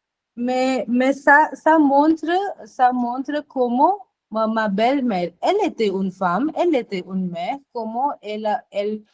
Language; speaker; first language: French; non-native, fluent; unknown